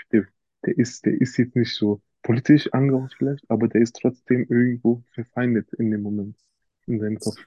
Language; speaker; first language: German; early bilingual, other home language; Turkish